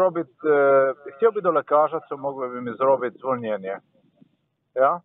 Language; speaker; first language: Polish; non-native, learner; Slovenian